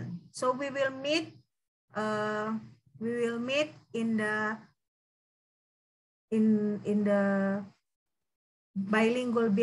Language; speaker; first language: English; non-native, fluent; Indonesian